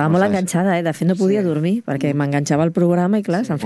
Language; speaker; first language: Catalan; native; Catalan